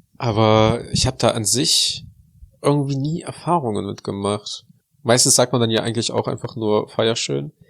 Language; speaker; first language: German; early bilingual, other home language; Russian